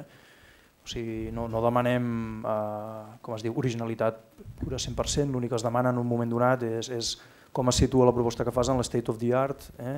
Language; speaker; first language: Catalan; native; Catalan